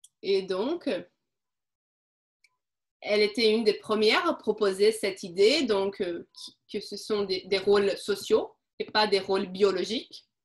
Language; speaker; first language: French; non-native, fluent; Portuguese